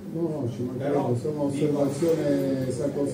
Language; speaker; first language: Italian; native; Italian